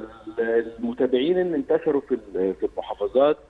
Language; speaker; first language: Arabic; native; Arabic